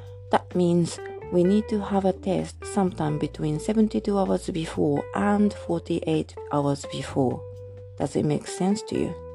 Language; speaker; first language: English; non-native, fluent; Japanese